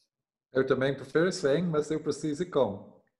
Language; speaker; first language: Portuguese; non-native, learner; English